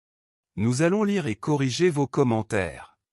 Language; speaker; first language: French; non-native, local second language; Arabic